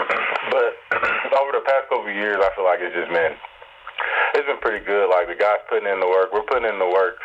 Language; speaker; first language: English; native; English